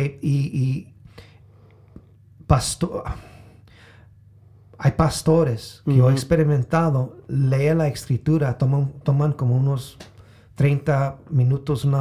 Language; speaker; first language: Spanish; early bilingual, heritage; Spanish